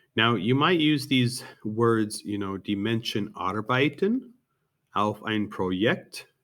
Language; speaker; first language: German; non-native, fluent; English